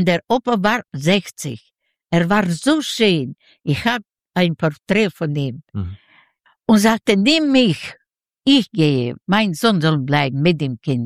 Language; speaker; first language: German; non-native, fluent; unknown